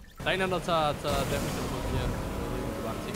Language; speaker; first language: Danish; native; Danish